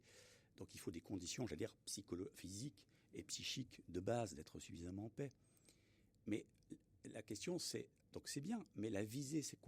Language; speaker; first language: French; native; French